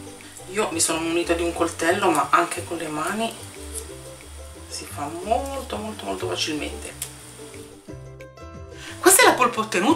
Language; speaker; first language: Italian; native; Italian